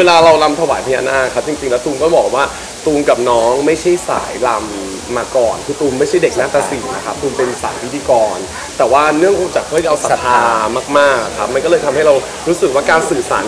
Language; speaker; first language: Thai; native; Thai